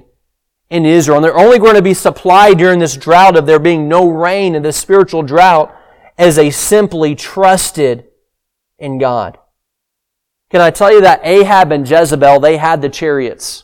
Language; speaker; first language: English; native; English